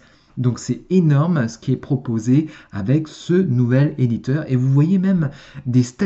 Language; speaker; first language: French; native; French